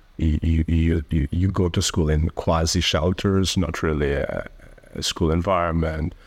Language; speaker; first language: English; early bilingual, other home language; Albanian